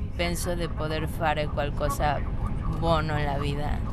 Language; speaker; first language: Italian; non-native, learner; Spanish